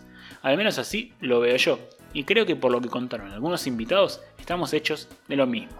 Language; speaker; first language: Spanish; native; Spanish